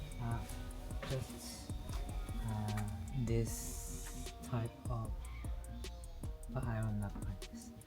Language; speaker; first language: English; non-native, learner; Korean